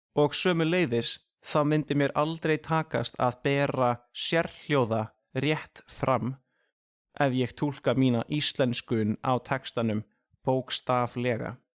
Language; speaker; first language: Icelandic; native; Icelandic